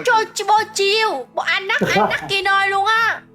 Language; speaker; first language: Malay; non-native, learner; Vietnamese